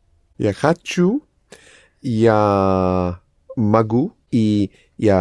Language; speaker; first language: Russian; non-native, learner; English